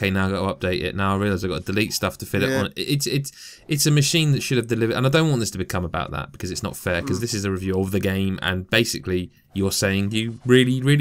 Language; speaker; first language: English; native; English